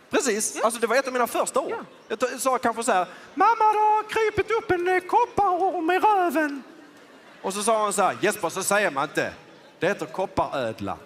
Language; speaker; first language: Swedish; native; Swedish